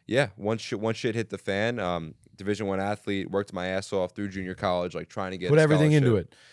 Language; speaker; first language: English; native; English